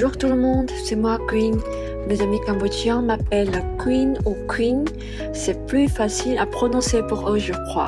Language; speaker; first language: French; non-native, fluent; Vietnamese